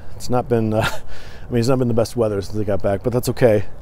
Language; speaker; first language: English; native; English